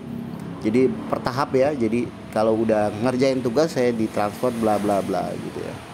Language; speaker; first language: Indonesian; native; Indonesian